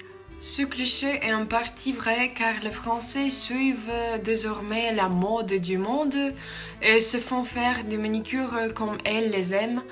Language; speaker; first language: French; non-native, learner; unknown